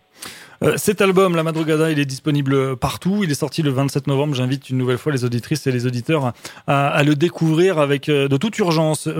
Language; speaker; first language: French; native; French